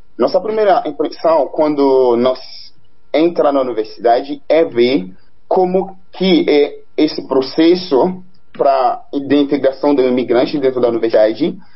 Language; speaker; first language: Portuguese; non-native, fluent; Haitian Creole